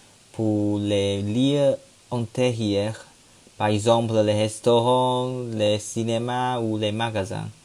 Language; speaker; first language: French; non-native, learner; Chinese